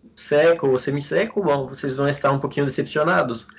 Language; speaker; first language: Portuguese; non-native, fluent; French